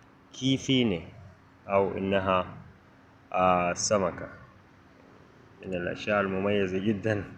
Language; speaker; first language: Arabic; non-native, local second language; Hausa